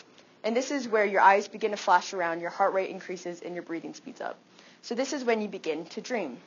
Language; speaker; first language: English; native; English